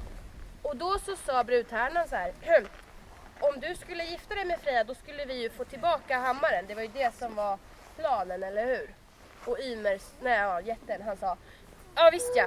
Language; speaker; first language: Swedish; native; Swedish